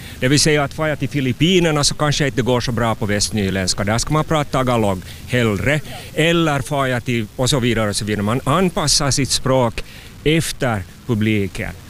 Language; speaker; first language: Swedish; native; Swedish